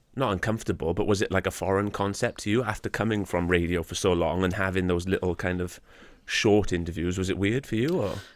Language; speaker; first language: English; native; English